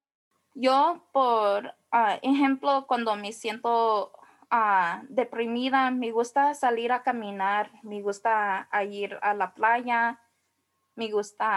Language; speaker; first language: Spanish; early bilingual, heritage; Spanish